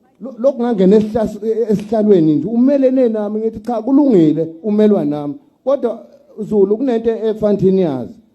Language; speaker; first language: Zulu; native; Zulu